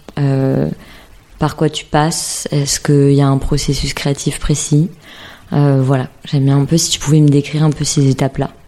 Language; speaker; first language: French; native; French